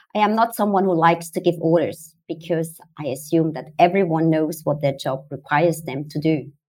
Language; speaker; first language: English; non-native, fluent; German